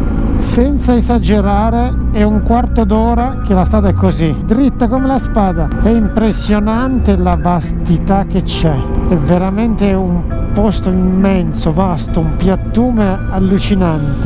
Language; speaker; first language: Italian; native; Italian